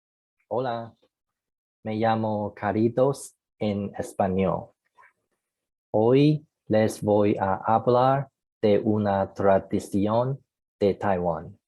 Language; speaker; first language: Spanish; non-native, learner; Chinese